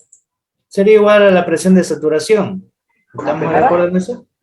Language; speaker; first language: Spanish; native; Spanish